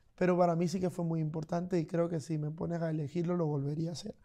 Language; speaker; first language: Spanish; native; Spanish